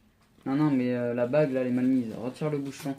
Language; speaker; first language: French; native; French